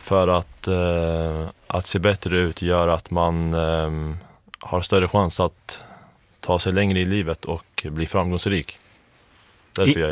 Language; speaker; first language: Swedish; native; Swedish